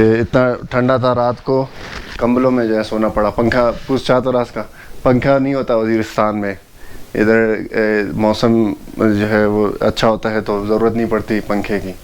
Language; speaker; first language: Urdu; non-native, local second language; Pashto